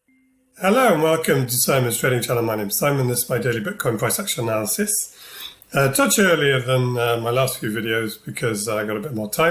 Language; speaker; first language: English; native; English